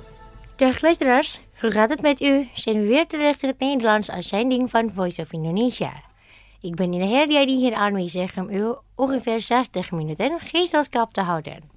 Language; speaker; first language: Dutch; non-native, fluent; Indonesian